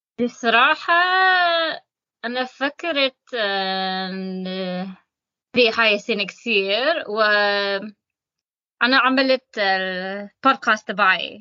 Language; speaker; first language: Arabic; non-native, learner; English